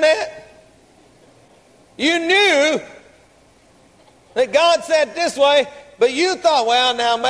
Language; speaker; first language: English; native; English